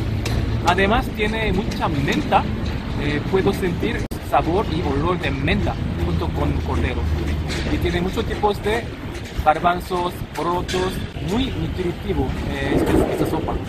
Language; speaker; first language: Spanish; non-native, learner; Korean